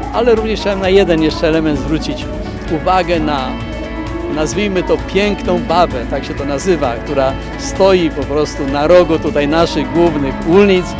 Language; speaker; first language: Polish; native; Polish